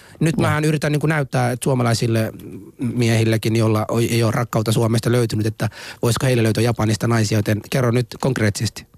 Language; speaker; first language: Finnish; non-native, fluent; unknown